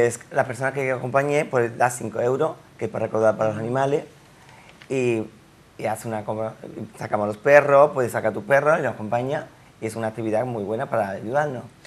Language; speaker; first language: Spanish; native; Spanish